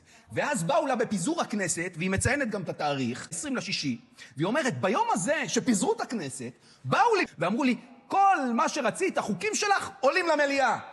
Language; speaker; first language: Hebrew; native; Hebrew